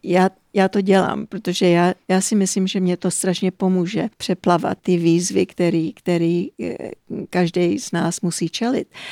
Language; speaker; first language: Czech; early bilingual, heritage; Czech